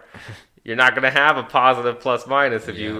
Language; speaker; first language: English; native; English